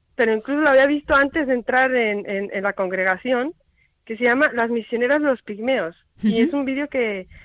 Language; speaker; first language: Spanish; native; Spanish